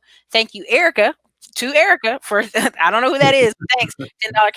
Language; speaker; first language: English; native; English